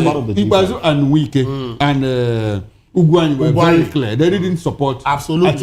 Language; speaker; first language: English; non-native, local second language; Igbo